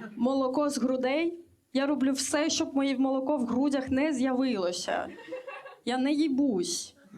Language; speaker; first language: Ukrainian; native; Ukrainian